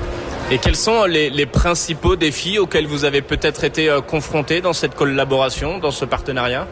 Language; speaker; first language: French; native; French